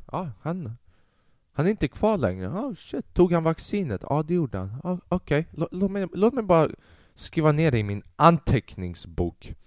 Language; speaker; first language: Swedish; early bilingual, other home language; Albanian